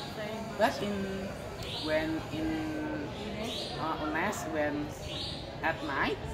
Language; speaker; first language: English; non-native, learner; Indonesian